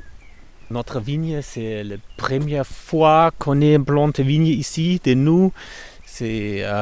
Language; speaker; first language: French; non-native, fluent; German